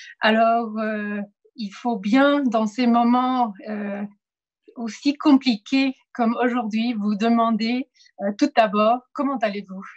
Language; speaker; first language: French; non-native, fluent; Spanish